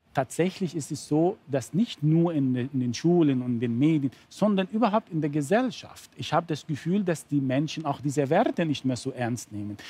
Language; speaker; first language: German; non-native, fluent; Arabic